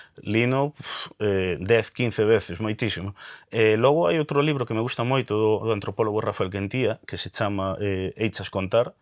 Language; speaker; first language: Galician; non-native, local second language; Spanish